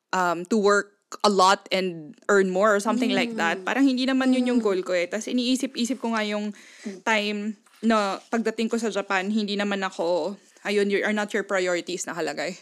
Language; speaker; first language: Filipino; non-native, local second language; Pampanga